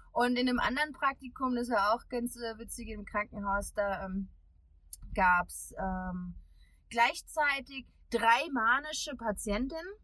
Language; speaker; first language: German; early bilingual, other home language; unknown